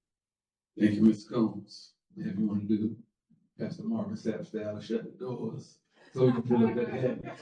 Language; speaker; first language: English; native; English